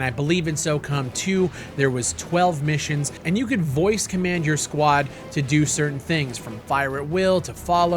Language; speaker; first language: English; native; English